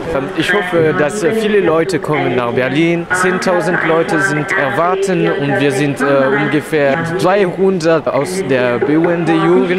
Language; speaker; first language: German; non-native, learner; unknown